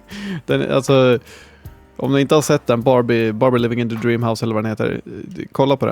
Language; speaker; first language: Swedish; native; Swedish